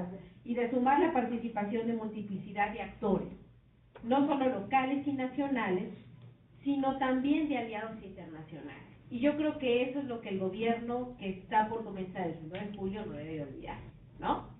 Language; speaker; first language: Spanish; native; Spanish